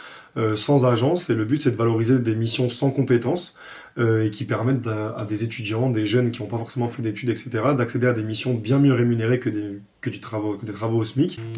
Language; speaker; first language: French; native; French